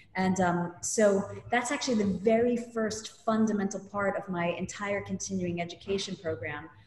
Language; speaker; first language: English; native; English